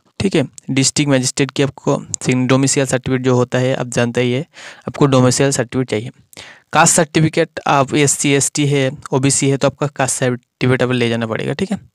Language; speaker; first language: Hindi; non-native, local second language; Bangla